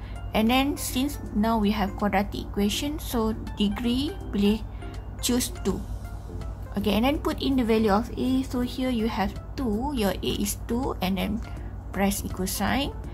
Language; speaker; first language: English; non-native, local second language; Malay